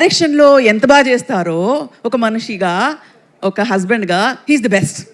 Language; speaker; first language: Telugu; non-native, fluent; Tamil